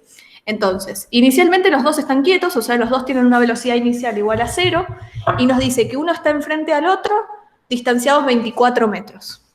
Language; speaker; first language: Spanish; native; Spanish